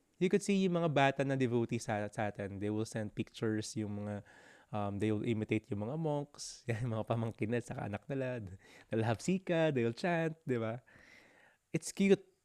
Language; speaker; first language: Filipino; native; Filipino